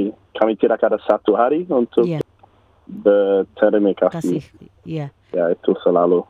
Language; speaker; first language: Indonesian; non-native, learner; English